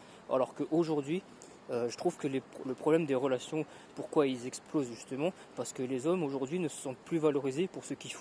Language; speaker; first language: French; native; French